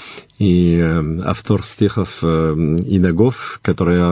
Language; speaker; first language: Russian; non-native, fluent; French